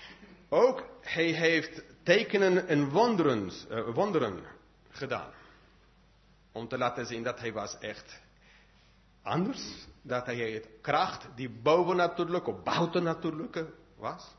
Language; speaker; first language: Dutch; non-native, fluent; English